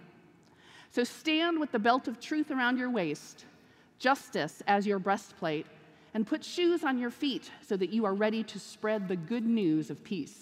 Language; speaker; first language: English; native; English